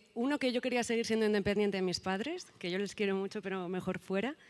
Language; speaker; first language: Spanish; native; Spanish